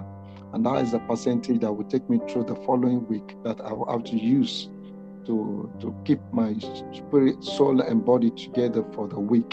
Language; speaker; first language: English; non-native, local second language; Yoruba